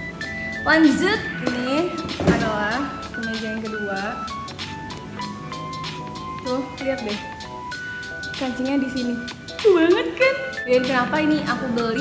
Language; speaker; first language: Indonesian; native; Indonesian